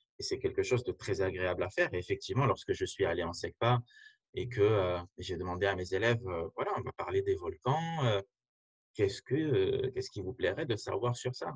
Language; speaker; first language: French; non-native, local second language; Arabic